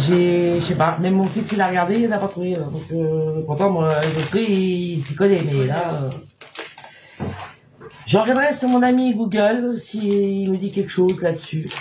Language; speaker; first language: French; native; French